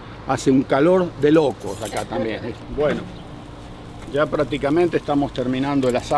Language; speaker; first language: Spanish; native; Spanish